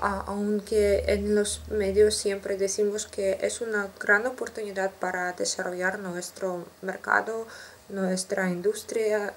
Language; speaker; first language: Spanish; non-native, learner; Russian